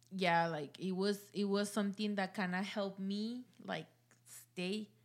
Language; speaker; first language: English; early bilingual, other home language; Spanish